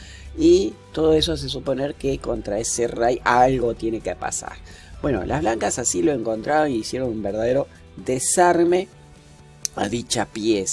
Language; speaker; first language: Spanish; native; Spanish